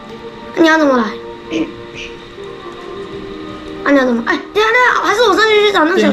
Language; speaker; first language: Chinese; native; Chinese